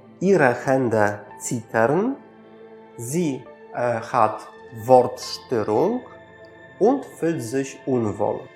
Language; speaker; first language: German; non-native, fluent; Polish